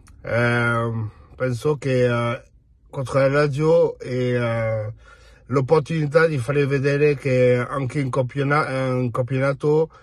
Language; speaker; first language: Italian; non-native, fluent; French